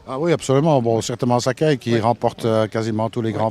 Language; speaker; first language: French; native; French